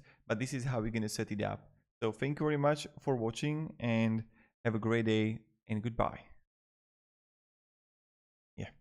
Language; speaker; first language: English; non-native, fluent; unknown